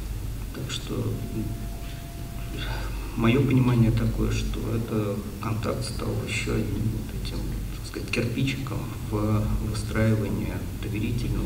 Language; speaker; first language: Russian; native; Russian